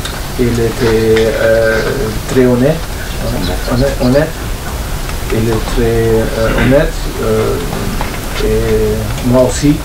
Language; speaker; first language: French; non-native, fluent; German